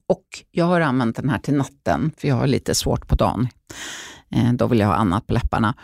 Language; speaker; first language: Swedish; native; Swedish